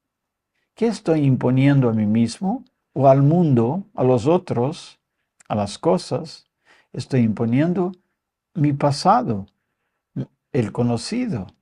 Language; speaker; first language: Spanish; non-native, fluent; Portuguese